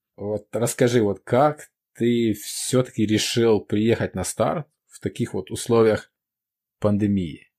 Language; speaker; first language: Russian; non-native, local second language; Ukrainian